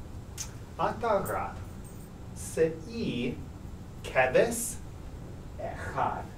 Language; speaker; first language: Hebrew; non-native, fluent; English